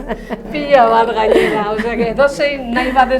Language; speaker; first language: Basque; non-native, local second language; Spanish